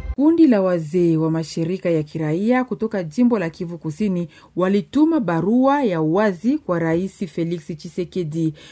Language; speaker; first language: Swahili; native; Swahili